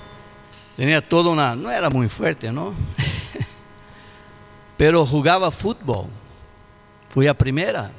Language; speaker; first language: Spanish; non-native, learner; Portuguese